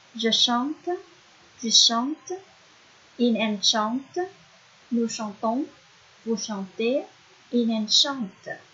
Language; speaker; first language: French; non-native, fluent; Vietnamese